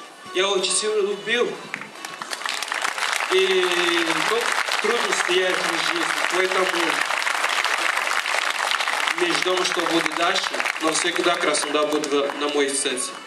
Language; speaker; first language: Russian; non-native, learner; Portuguese